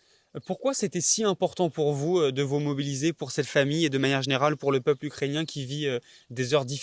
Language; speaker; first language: French; native; French